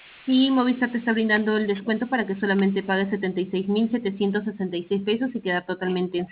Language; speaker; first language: Spanish; native; Spanish